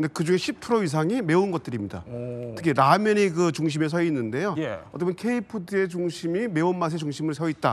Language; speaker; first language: Korean; native; Korean